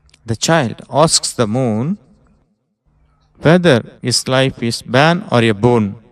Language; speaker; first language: English; non-native, local second language; Tamil